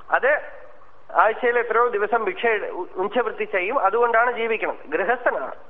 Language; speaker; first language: Malayalam; non-native, local second language; Tamil